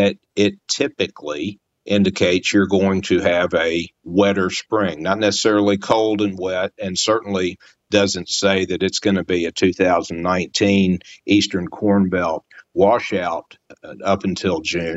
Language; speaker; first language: English; native; English